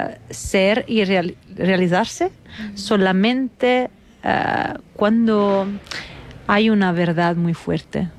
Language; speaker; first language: Spanish; non-native, fluent; Italian